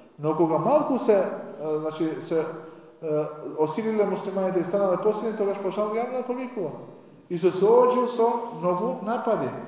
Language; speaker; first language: Macedonian; non-native, local second language; Albanian